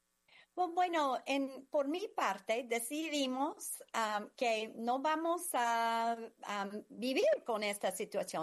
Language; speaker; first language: Spanish; non-native, fluent; English